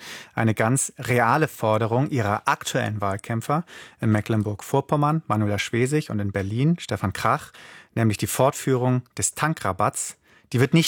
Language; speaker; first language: German; native; German